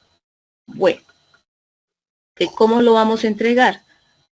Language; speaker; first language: Spanish; native; Spanish